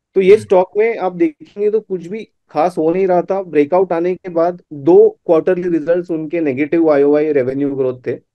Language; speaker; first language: Hindi; non-native, local second language; Gujarati